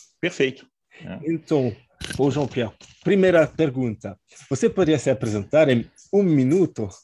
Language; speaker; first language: Portuguese; non-native, fluent; French